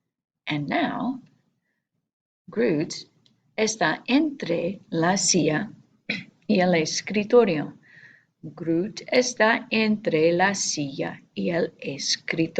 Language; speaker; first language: Spanish; non-native, fluent; English